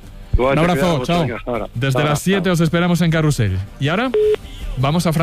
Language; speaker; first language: Spanish; native; Spanish